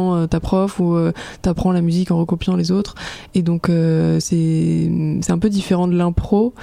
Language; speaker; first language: French; native; French